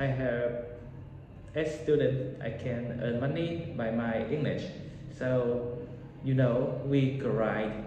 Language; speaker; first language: English; non-native, learner; Vietnamese